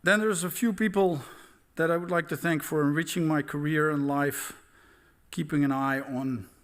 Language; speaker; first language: English; non-native, fluent; Dutch